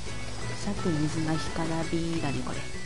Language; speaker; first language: Japanese; native; Japanese